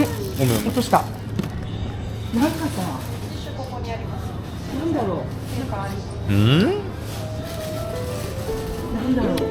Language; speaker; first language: Japanese; native; Japanese